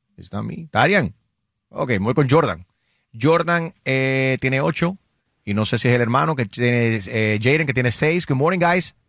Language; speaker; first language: Spanish; early bilingual, heritage; Spanish